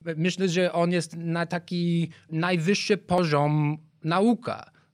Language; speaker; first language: Polish; non-native, learner; English